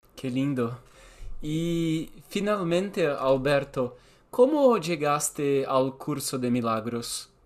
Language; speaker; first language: Spanish; non-native, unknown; Portuguese